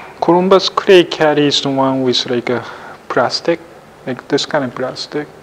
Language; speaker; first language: English; non-native, fluent; Japanese